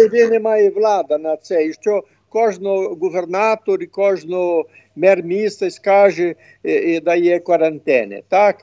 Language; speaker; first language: Ukrainian; early bilingual, heritage; Ukrainian